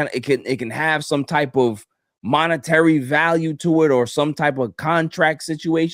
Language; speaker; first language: English; native; English